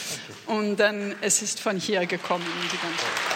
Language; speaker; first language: German; non-native, fluent; French